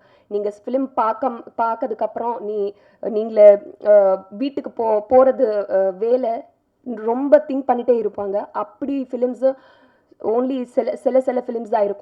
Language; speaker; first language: Tamil; non-native, local second language; Telugu